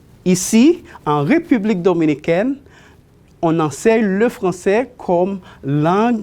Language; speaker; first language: French; non-native, fluent; Spanish